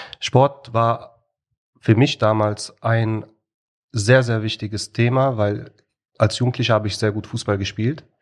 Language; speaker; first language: German; early bilingual, other home language; Arabic